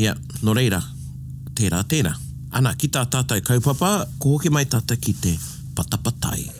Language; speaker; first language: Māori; non-native, local second language; English